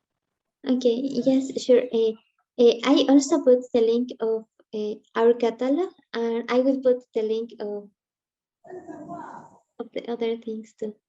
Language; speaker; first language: English; non-native, learner; Spanish